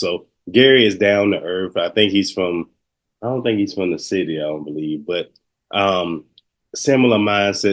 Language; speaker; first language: English; native; English